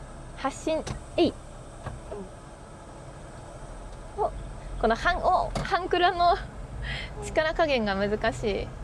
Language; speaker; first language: Japanese; native; Japanese